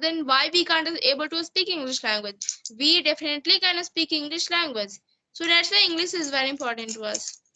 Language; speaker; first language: English; non-native, learner; Hindi